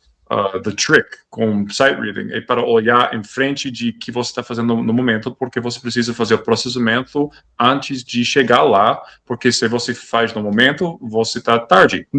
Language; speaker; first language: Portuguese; non-native, fluent; English